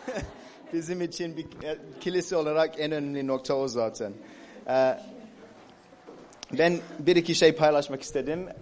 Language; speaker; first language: Turkish; non-native, fluent; English